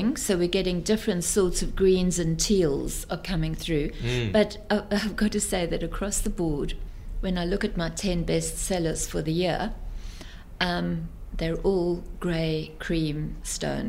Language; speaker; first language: English; native; English